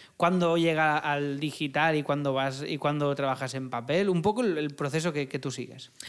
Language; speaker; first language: Spanish; native; Spanish